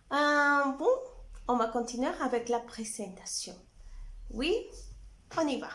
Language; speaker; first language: French; non-native, fluent; Spanish